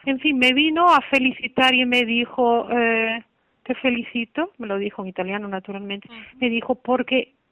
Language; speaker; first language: Spanish; native; Spanish